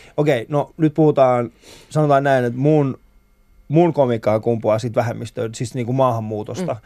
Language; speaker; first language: Finnish; early bilingual, other home language; Persian